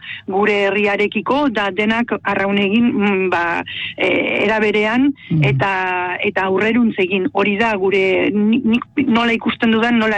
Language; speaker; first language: Basque; native; Basque